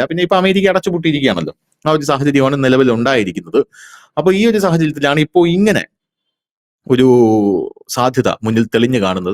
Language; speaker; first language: Malayalam; native; Malayalam